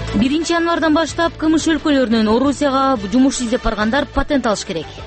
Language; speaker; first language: Kyrgyz; native; Kyrgyz